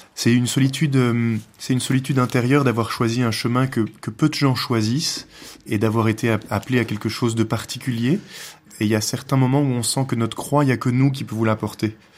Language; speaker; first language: French; native; French